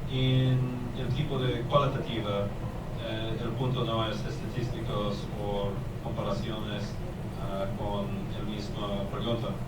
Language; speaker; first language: Spanish; non-native, learner; English